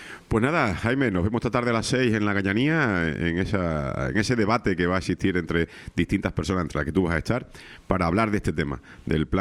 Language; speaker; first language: Spanish; native; Spanish